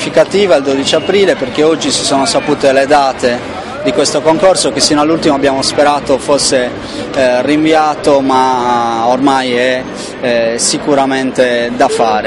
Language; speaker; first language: Italian; native; Italian